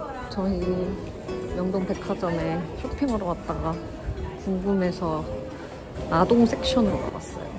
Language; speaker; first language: Korean; native; Korean